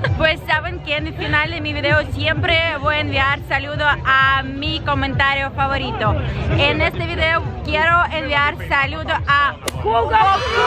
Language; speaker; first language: Spanish; non-native, fluent; Russian